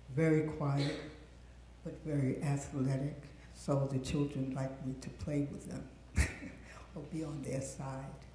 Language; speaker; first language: English; native; English